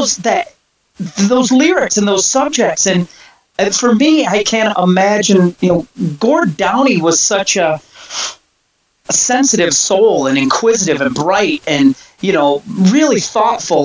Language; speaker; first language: English; native; English